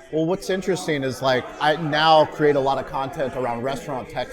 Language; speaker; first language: English; native; English